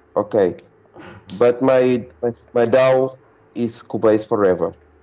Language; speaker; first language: English; non-native, learner; Portuguese